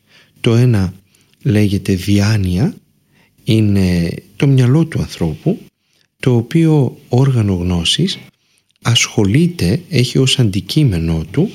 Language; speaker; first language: Greek; native; Greek